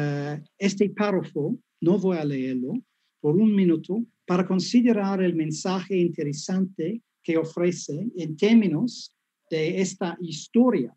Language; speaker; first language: Spanish; non-native, fluent; English